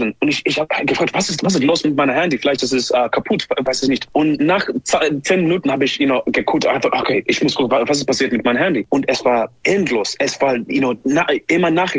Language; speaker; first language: German; non-native, learner; English